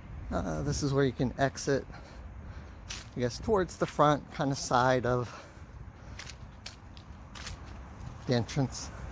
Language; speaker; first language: English; native; English